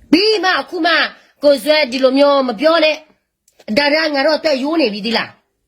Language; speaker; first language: Burmese; non-native, local second language; S'gaw Karen